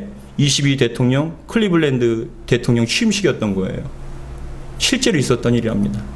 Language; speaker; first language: Korean; native; Korean